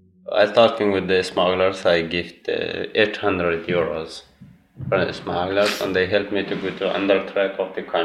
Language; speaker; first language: English; non-native, learner; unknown